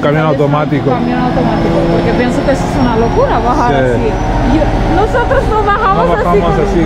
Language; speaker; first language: Spanish; non-native, fluent; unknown